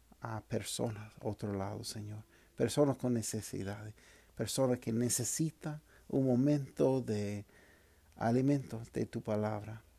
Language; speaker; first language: Spanish; non-native, fluent; English